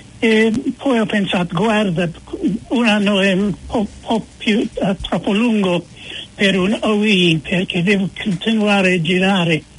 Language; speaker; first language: Italian; non-native, fluent; English